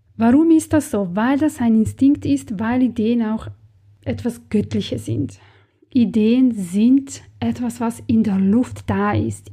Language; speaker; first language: German; non-native, fluent; Serbian